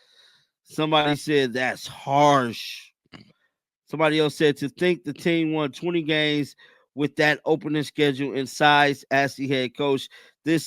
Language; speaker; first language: English; native; English